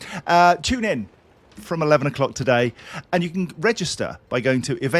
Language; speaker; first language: English; native; English